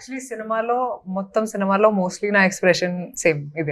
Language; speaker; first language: Telugu; non-native, fluent; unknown